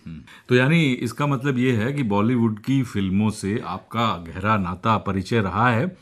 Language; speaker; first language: Hindi; native; Hindi